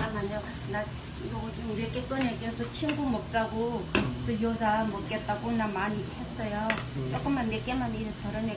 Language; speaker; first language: Korean; non-native, learner; Chinese